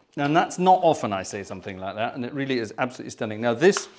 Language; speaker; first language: English; native; English